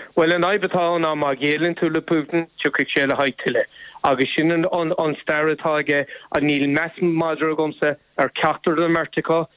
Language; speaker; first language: Irish; non-native, local second language; English